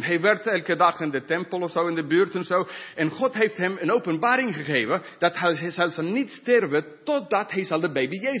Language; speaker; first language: Dutch; non-native, fluent; English